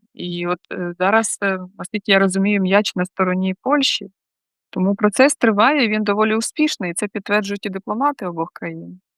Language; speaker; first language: Ukrainian; native; Ukrainian